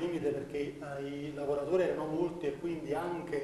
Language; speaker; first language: Italian; native; Italian